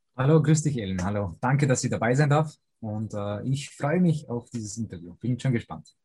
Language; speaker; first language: German; early bilingual, other home language; Polish